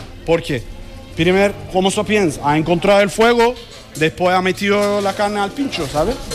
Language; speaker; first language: Spanish; non-native, learner; Turkish